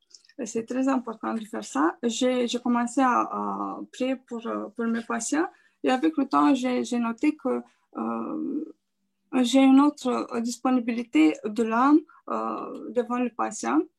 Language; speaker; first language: French; non-native, fluent; Romanian